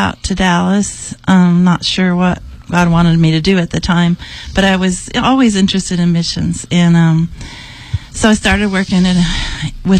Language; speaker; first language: English; native; English